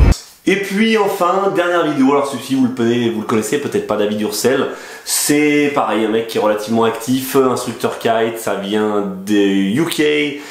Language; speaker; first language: French; native; French